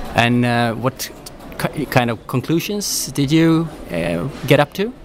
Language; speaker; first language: English; non-native, fluent; Swedish